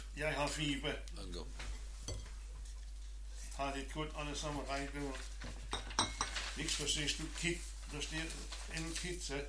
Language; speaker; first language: Norwegian; non-native, learner; German